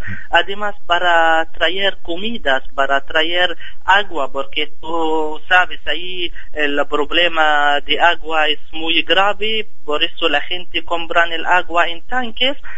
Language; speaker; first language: Spanish; non-native, fluent; Arabic